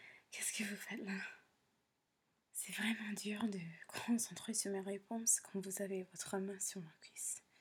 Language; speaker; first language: French; non-native, learner; English